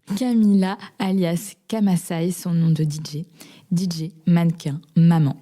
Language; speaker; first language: French; native; French